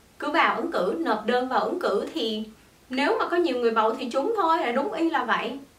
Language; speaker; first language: Vietnamese; early bilingual, heritage; Vietnamese